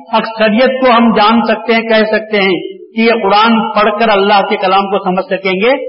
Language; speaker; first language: Urdu; native; Urdu